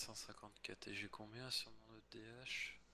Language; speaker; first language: French; native; French